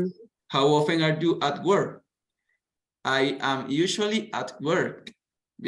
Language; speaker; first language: English; non-native, fluent; Spanish